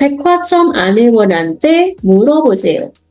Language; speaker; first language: Korean; non-native, fluent; Indonesian